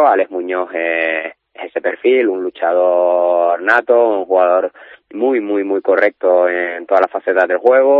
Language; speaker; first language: Spanish; native; Spanish